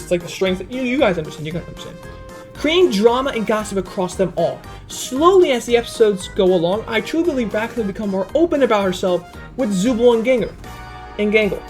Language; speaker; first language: English; native; English